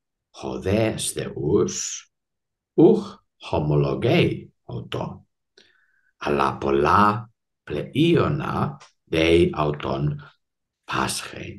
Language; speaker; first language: Greek; non-native, fluent; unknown